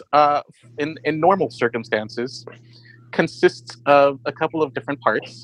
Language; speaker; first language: English; native; English